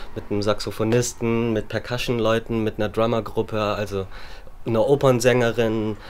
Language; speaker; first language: German; native; German